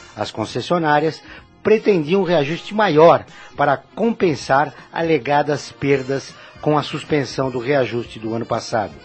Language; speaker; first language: Portuguese; native; Portuguese